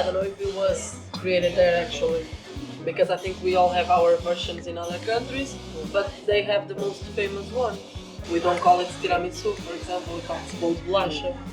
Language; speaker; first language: English; non-native, fluent; Portuguese